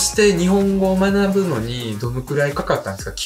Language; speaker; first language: Japanese; early bilingual, other home language; Russian